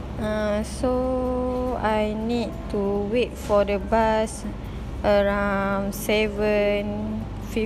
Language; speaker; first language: English; non-native, learner; Malay